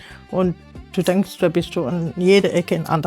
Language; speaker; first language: German; non-native, learner; Arabic